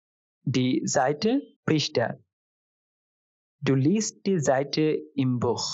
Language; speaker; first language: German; non-native, fluent; Bangla